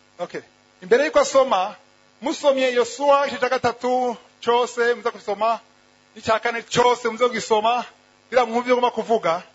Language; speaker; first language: Rundi; native; Rundi